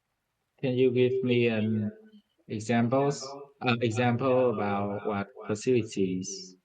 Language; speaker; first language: English; non-native, learner; Vietnamese